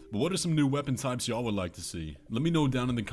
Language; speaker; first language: English; native; English